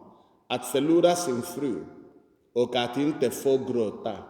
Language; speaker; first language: Swedish; non-native, fluent; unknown